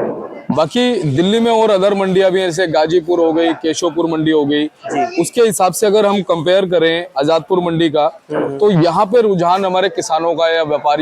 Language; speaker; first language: Hindi; native; Hindi